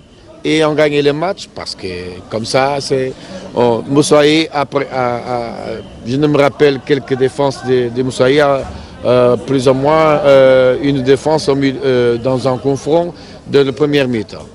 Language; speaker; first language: French; non-native, fluent; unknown